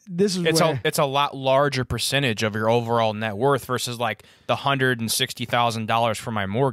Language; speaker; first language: English; native; English